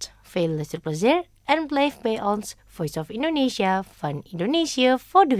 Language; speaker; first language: Dutch; non-native, fluent; Indonesian